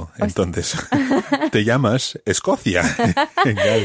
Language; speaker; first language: Spanish; non-native, fluent; English